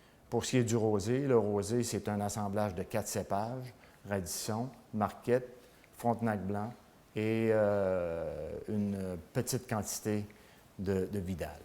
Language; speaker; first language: French; native; French